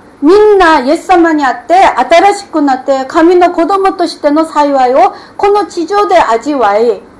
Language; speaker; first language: Japanese; non-native, fluent; Korean